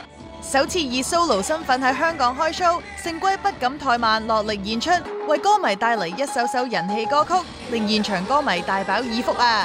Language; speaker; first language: Chinese; native; Chinese